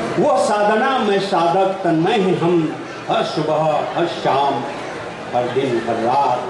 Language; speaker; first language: Hindi; non-native, local second language; Nepali